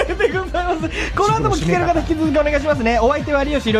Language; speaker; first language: Japanese; native; Japanese